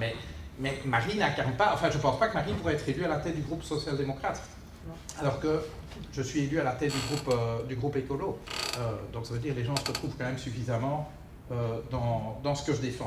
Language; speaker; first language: French; native; French